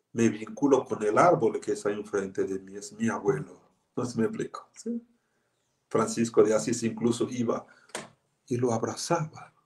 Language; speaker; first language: Spanish; non-native, fluent; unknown